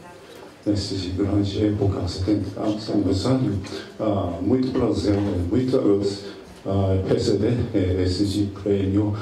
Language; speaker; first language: Portuguese; non-native, learner; Japanese